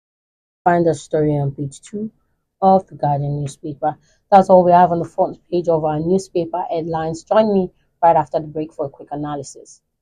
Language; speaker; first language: English; non-native, local second language; Yoruba